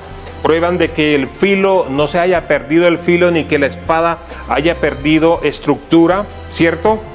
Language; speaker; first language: Spanish; native; Spanish